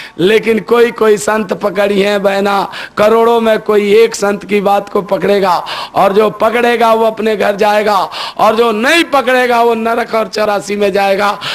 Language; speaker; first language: Hindi; native; Hindi